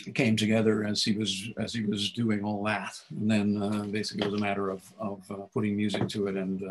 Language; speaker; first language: English; native; English